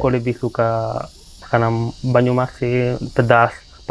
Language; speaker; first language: Indonesian; non-native, fluent; Italian